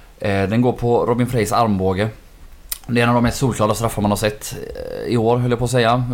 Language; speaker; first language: Swedish; native; Swedish